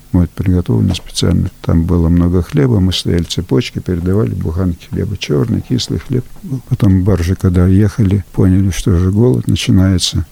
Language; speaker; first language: Russian; early bilingual, heritage; Russian